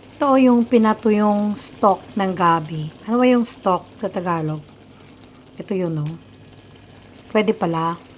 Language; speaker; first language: Filipino; native; Filipino